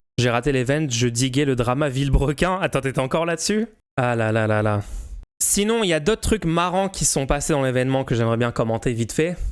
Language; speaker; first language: French; native; French